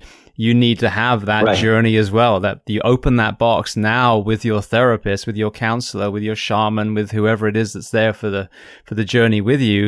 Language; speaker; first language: English; native; English